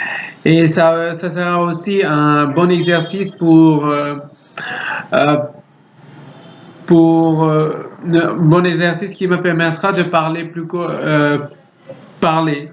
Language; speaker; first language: French; non-native, learner; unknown